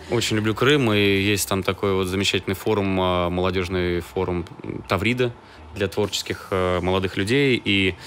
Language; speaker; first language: Russian; native; Russian